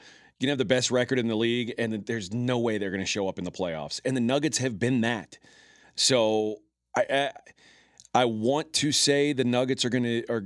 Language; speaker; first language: English; native; English